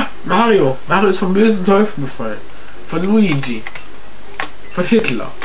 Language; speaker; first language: German; native; German